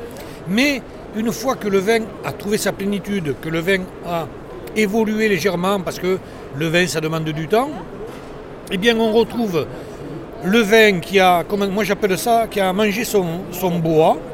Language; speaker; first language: French; native; French